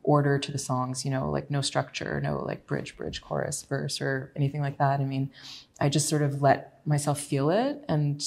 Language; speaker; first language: English; native; English